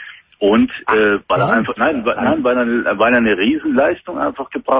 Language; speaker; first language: German; native; German